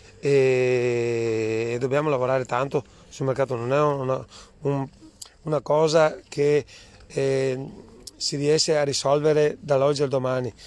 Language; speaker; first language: Italian; native; Italian